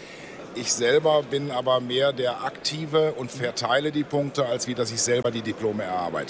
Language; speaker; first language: German; native; German